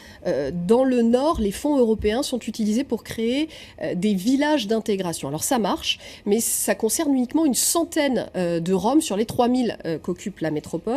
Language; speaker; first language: French; native; French